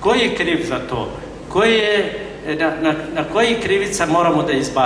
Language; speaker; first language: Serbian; non-native, fluent; Arabic